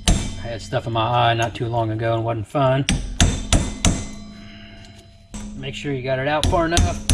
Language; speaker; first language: English; native; English